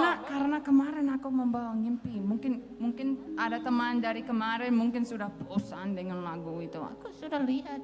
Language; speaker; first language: Indonesian; non-native, fluent; English